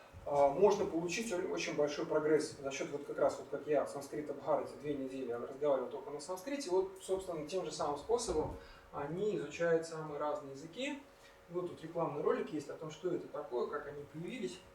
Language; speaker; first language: Russian; native; Russian